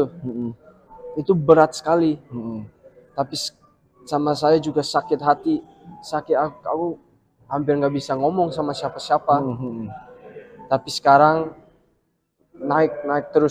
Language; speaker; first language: Indonesian; early bilingual, heritage; English